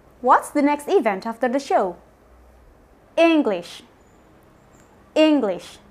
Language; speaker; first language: English; non-native, fluent; Indonesian